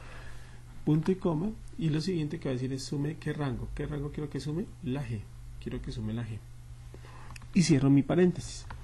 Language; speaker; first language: Spanish; native; Spanish